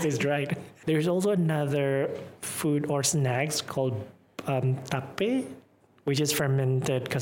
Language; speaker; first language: English; non-native, fluent; Indonesian